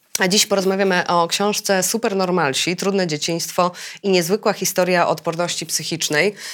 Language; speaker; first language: Polish; native; Polish